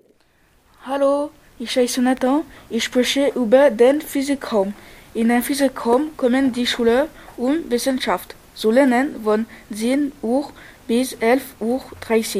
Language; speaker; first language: German; non-native, learner; French